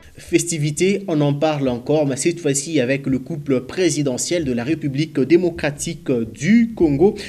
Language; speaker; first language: French; non-native, local second language; Swahili